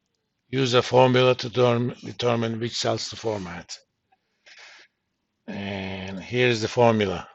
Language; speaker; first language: English; native; English